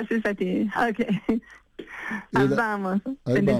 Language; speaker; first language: Spanish; non-native, fluent; English